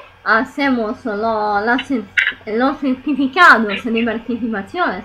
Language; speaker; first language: Spanish; non-native, learner; Italian